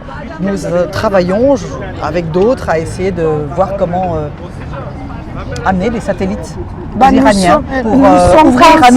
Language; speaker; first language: French; native; French